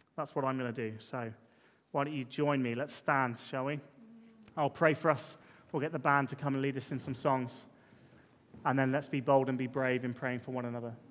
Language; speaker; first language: English; native; English